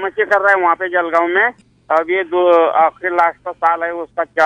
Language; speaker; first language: Hindi; non-native, local second language; Marathi